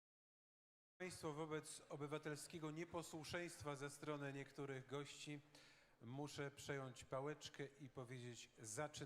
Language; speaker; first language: Polish; native; Polish